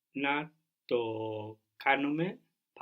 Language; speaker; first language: Greek; non-native, learner; English